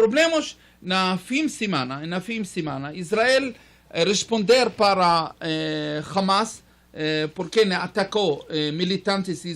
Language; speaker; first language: Spanish; non-native, learner; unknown